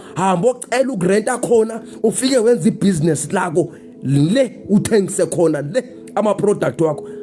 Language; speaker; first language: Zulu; non-native, local second language; Xhosa